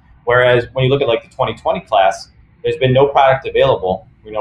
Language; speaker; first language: English; native; English